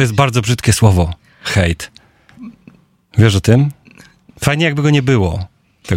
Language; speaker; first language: Polish; native; Polish